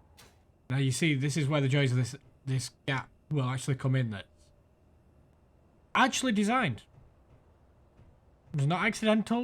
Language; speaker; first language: English; native; English